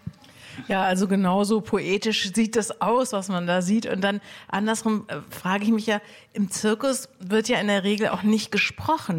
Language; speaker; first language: German; native; German